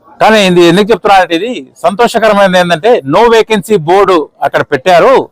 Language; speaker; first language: Telugu; non-native, local second language; Urdu